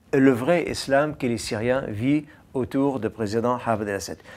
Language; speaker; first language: French; non-native, fluent; Arabic